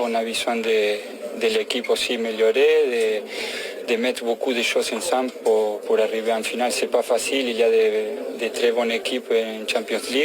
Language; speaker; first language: French; non-native, fluent; Spanish